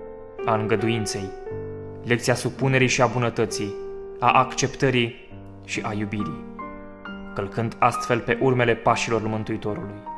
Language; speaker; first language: Romanian; native; Romanian